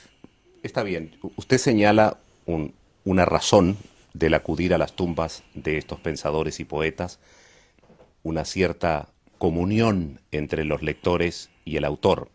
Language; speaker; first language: Spanish; native; Spanish